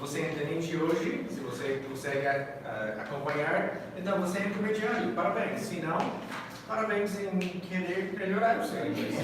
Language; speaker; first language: Portuguese; non-native, fluent; English